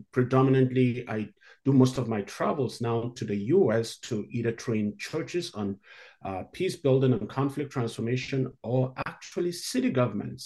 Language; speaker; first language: English; non-native, local second language; Hausa